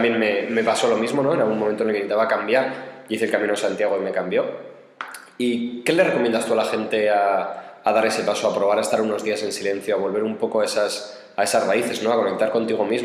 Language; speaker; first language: Spanish; native; Spanish